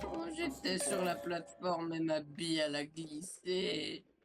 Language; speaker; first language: French; native; French